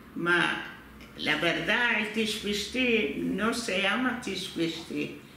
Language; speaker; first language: Spanish; early bilingual, heritage; Turkish